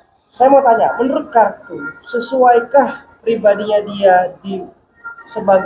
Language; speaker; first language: Indonesian; native; Indonesian